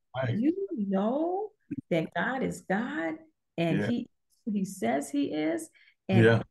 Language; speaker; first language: English; native; English